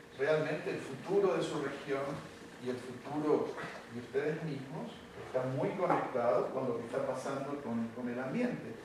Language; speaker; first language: Spanish; native; Spanish